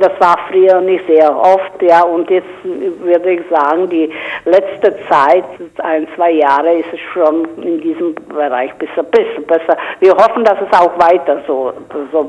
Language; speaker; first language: German; non-native, fluent; Czech